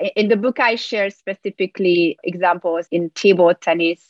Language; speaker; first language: English; non-native, fluent; Hungarian